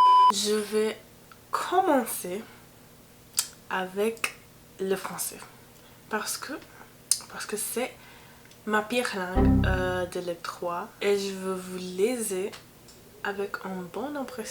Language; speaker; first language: French; non-native, learner; English